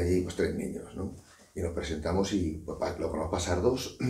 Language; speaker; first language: Spanish; native; Spanish